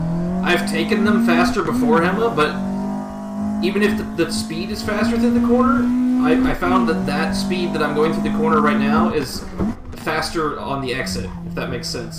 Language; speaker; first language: English; native; English